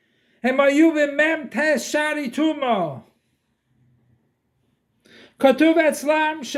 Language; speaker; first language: Hebrew; non-native, fluent; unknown